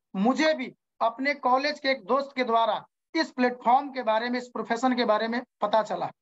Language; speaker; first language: Hindi; native; Hindi